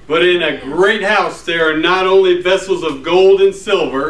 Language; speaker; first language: English; native; English